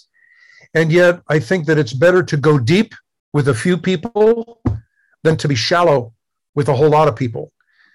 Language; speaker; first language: English; native; English